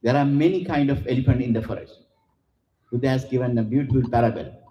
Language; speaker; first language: English; non-native, local second language; Sinhala